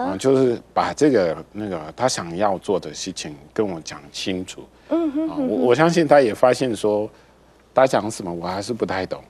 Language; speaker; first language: Chinese; non-native, fluent; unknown